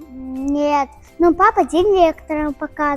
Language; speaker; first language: Russian; non-native, local second language; Tajik